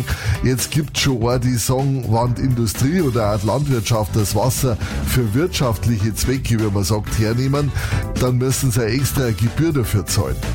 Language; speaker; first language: German; native; German